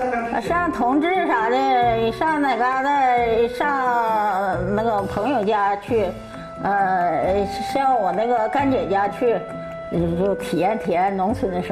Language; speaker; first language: Chinese; native; Chinese